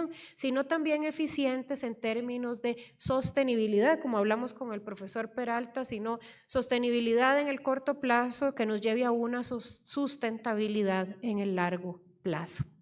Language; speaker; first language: Spanish; native; Spanish